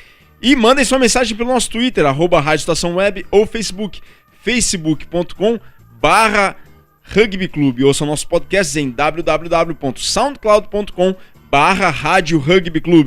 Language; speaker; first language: Portuguese; native; Portuguese